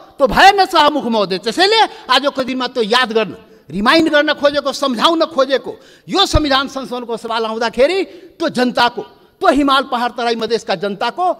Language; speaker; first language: Nepali; non-native, local second language; Maithili